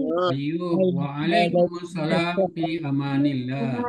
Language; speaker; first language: Arabic; non-native, learner; Indonesian